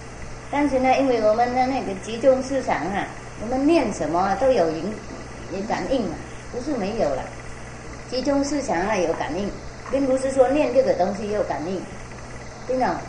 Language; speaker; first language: Chinese; non-native, fluent; Vietnamese